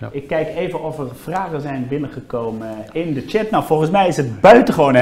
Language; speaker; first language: Dutch; native; Dutch